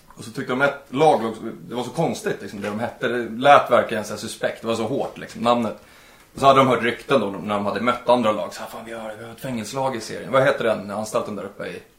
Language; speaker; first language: Swedish; native; Swedish